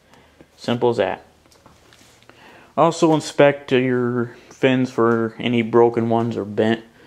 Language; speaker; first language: English; native; English